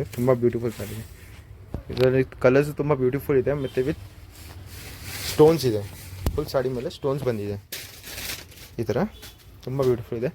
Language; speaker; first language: Kannada; non-native, local second language; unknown